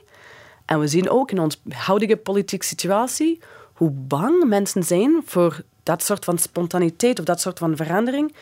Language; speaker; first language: Dutch; non-native, fluent; English